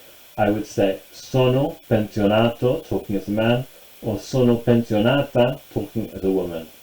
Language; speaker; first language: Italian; non-native, fluent; English